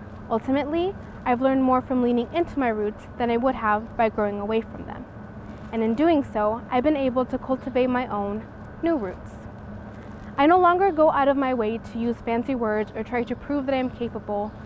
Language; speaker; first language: English; early bilingual, other home language; Spanish